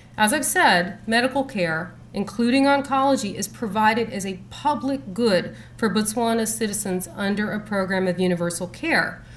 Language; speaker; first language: English; native; English